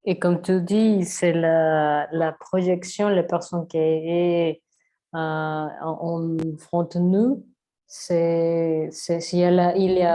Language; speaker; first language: French; non-native, learner; Spanish